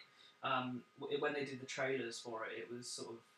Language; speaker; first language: English; native; English